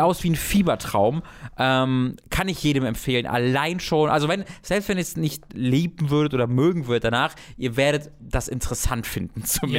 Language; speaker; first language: German; native; German